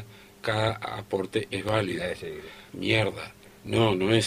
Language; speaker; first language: Spanish; native; Spanish